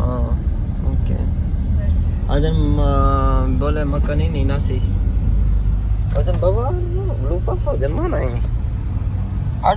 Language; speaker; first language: Indonesian; non-native, learner; Urdu